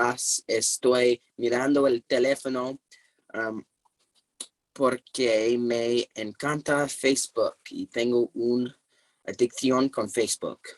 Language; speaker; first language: Spanish; non-native, fluent; English